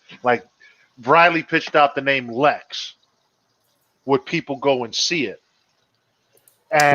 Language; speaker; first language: English; native; English